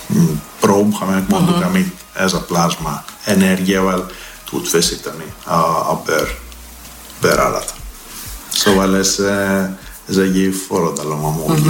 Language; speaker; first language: Hungarian; non-native, learner; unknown